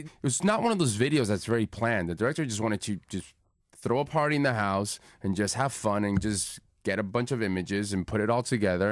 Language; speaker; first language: English; early bilingual, other home language; Spanish